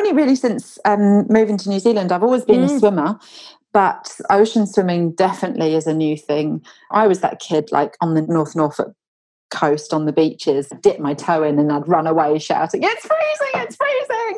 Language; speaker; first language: English; native; English